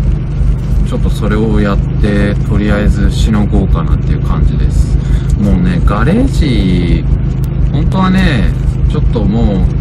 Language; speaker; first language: Japanese; native; Japanese